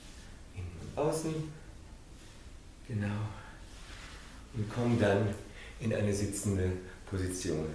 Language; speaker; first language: German; non-native, fluent; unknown